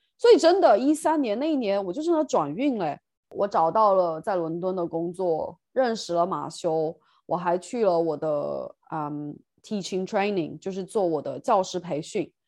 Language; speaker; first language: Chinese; native; Chinese